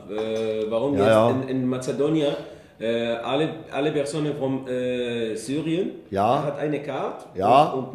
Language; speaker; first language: German; non-native, learner; Arabic